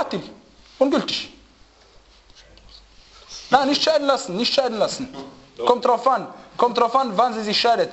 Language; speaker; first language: German; non-native, fluent; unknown